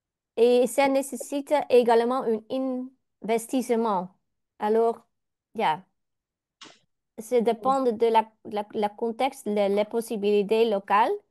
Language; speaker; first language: French; non-native, learner; Dutch